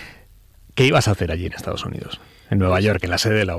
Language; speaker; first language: Spanish; native; Spanish